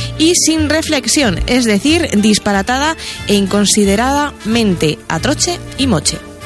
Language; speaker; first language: Spanish; native; Spanish